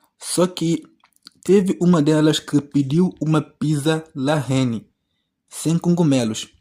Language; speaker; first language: Portuguese; native; Portuguese